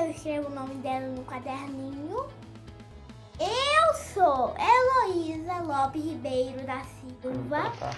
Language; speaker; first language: Portuguese; native; Portuguese